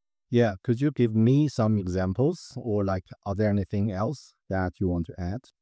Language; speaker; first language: English; non-native, fluent; Chinese